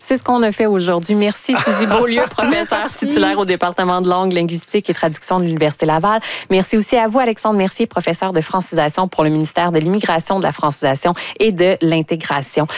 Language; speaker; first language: French; native; French